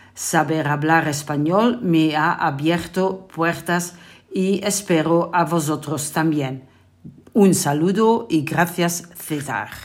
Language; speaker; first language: Spanish; non-native, fluent; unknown